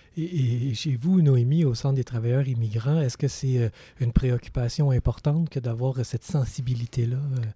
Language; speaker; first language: French; native; French